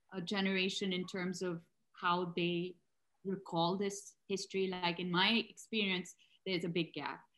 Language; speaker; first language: English; non-native, local second language; Urdu